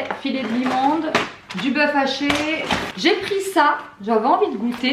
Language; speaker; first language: French; native; French